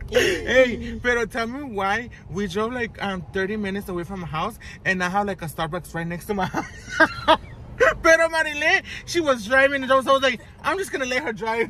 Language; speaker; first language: English; early bilingual, other home language; Spanish